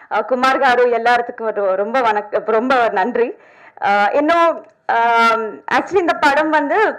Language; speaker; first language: Tamil; non-native, learner; Telugu